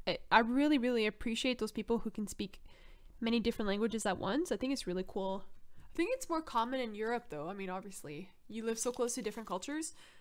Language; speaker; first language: English; non-native, local second language; French